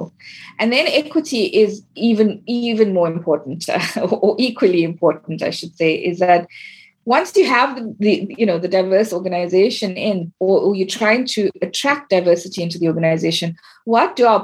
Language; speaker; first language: English; native; English